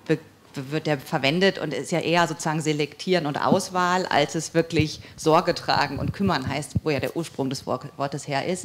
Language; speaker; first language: German; native; German